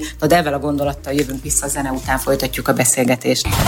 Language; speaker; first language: Hungarian; native; Hungarian